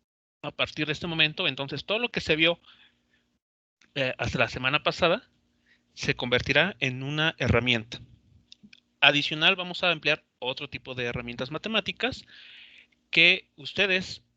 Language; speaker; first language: Spanish; native; Spanish